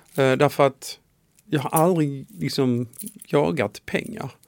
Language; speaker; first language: Swedish; native; Swedish